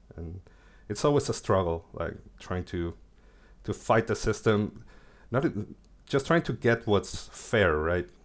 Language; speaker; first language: English; early bilingual, other home language; Spanish